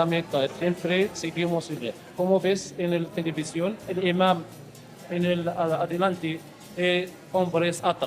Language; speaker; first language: Spanish; non-native, learner; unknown